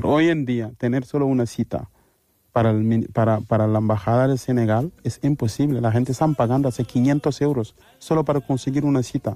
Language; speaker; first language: Spanish; non-native, fluent; Wolof